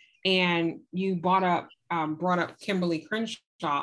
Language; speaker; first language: English; native; English